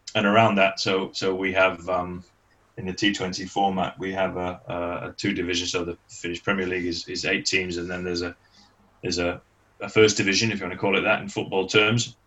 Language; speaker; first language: English; native; English